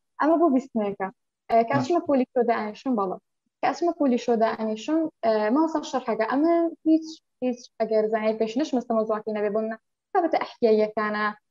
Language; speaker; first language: Central Kurdish; non-native, local second language; Kurdish